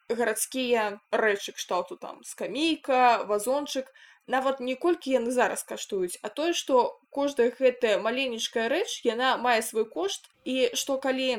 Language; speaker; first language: Belarusian; non-native, local second language; Russian